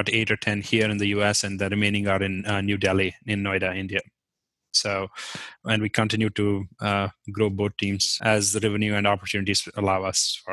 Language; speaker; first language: English; non-native, local second language; Kashmiri